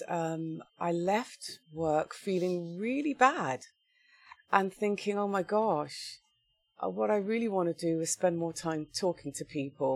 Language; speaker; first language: English; native; English